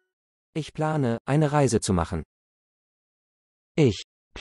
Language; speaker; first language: German; non-native, learner; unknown